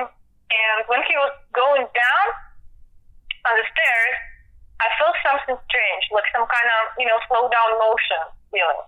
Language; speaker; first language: English; non-native, fluent; Russian